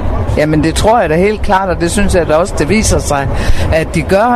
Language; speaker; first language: Danish; native; Danish